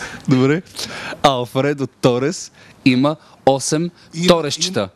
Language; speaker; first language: Bulgarian; native; Bulgarian